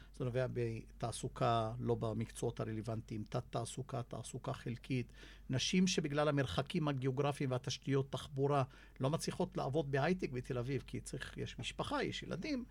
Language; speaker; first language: Hebrew; non-native, local second language; Arabic